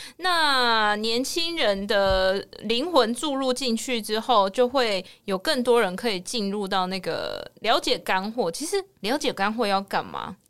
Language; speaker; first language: Chinese; native; Chinese